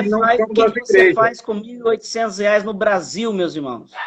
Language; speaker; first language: Portuguese; native; Portuguese